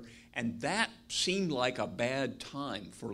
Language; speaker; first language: English; native; English